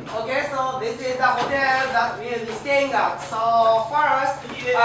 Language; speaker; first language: English; non-native, fluent; Japanese